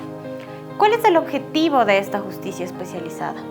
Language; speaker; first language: Spanish; native; Spanish